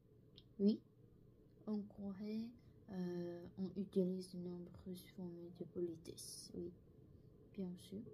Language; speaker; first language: French; non-native, learner; Korean